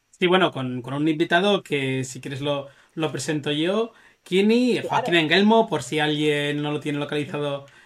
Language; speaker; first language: Spanish; native; Spanish